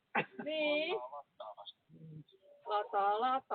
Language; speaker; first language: Finnish; native; Finnish